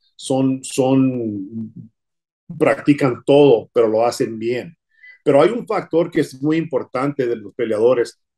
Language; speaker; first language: Spanish; early bilingual, heritage; Spanish